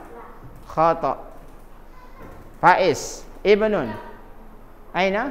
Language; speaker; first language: Arabic; non-native, fluent; Indonesian